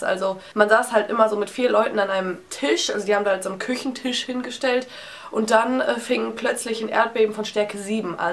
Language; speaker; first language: German; native; German